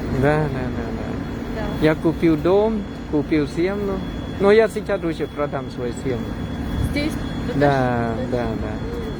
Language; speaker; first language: Russian; non-native, fluent; Thai